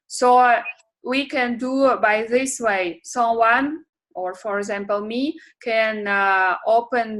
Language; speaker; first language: English; non-native, learner; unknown